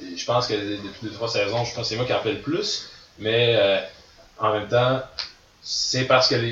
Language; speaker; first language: French; native; French